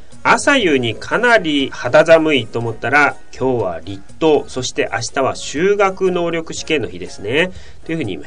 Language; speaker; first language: Japanese; native; Japanese